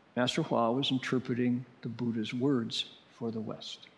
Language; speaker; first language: English; native; English